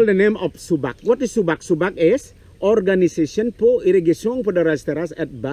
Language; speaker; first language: English; non-native, learner; Balinese